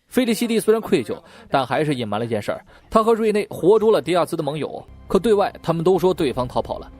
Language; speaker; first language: Chinese; native; Chinese